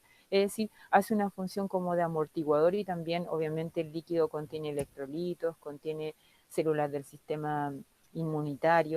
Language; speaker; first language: Spanish; native; Spanish